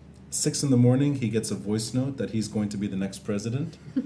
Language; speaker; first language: English; non-native, local second language; Arabic